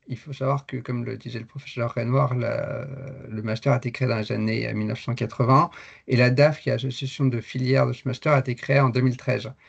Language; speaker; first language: French; native; French